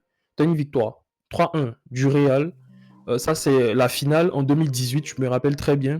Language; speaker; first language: French; native; French